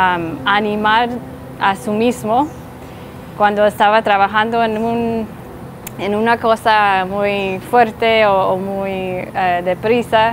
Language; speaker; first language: Spanish; non-native, fluent; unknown